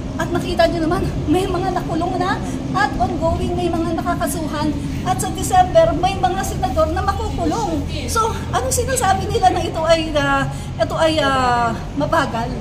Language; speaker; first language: Filipino; non-native, local second language; Cebuano